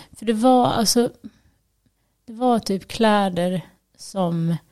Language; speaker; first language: Swedish; early bilingual, other home language; Portuguese